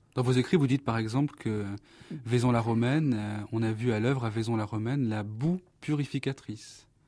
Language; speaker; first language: French; native; French